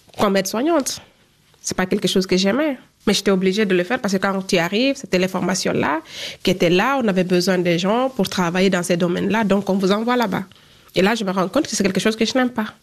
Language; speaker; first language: French; non-native, fluent; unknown